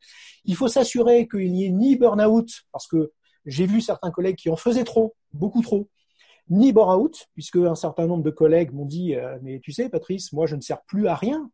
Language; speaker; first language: French; native; French